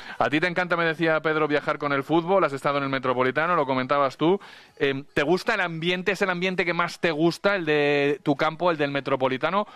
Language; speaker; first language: Spanish; native; Spanish